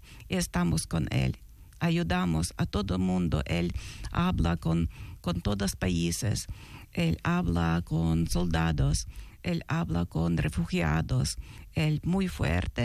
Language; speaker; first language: Spanish; non-native, learner; Ukrainian